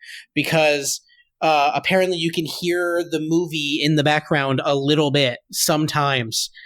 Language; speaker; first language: English; native; English